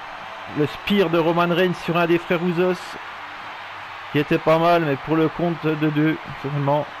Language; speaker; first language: French; native; French